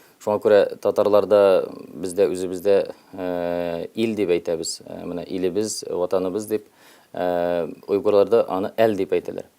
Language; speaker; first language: Tatar; early bilingual, heritage; Tatar